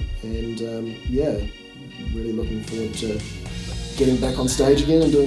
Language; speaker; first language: English; native; English